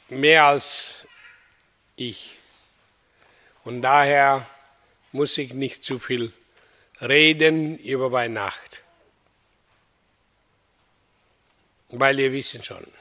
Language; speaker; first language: German; non-native, learner; Hindi